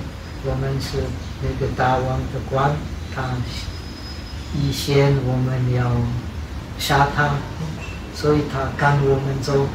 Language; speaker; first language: Chinese; non-native, fluent; Czech